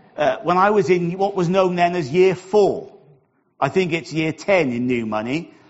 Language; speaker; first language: English; native; English